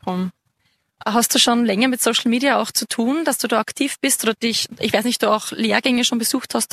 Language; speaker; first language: German; native; German